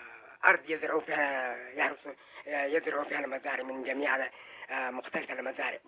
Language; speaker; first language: Arabic; non-native, fluent; Oromo